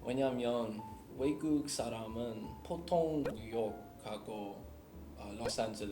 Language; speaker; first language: Korean; non-native, learner; English